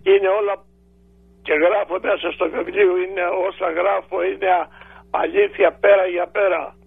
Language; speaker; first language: Greek; native; Greek